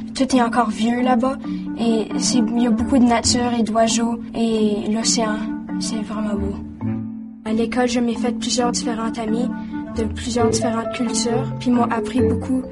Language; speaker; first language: French; native; French